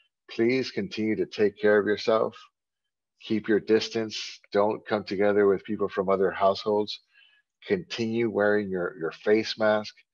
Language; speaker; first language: English; native; English